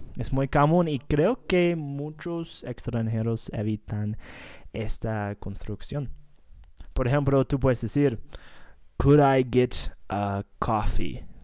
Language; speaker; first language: Spanish; non-native, fluent; English